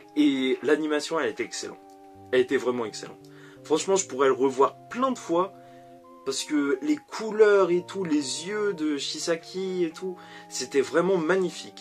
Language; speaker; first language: French; native; French